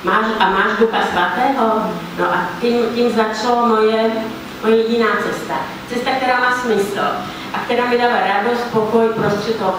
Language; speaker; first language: Czech; non-native, fluent; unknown